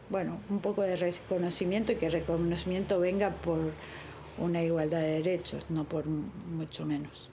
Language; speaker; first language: Spanish; native; Spanish